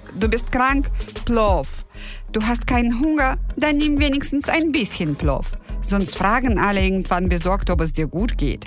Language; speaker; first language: German; non-native, fluent; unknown